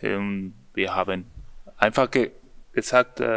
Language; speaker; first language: German; non-native, learner; Spanish